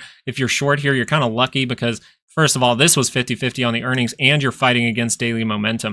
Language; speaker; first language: English; native; English